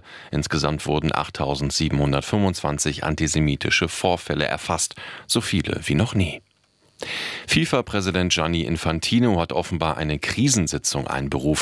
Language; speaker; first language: German; native; German